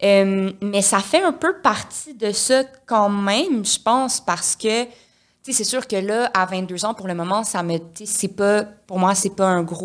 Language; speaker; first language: French; native; French